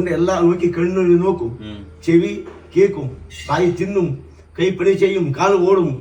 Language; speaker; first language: Malayalam; non-native, learner; Kannada